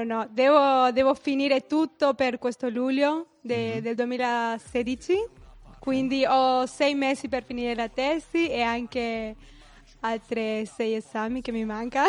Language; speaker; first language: Italian; non-native, fluent; Spanish